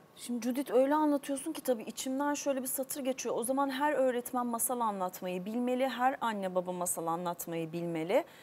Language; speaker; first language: Turkish; native; Turkish